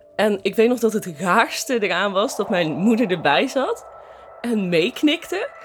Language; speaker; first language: Dutch; native; Dutch